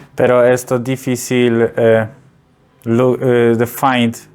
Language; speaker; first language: Spanish; non-native, learner; Polish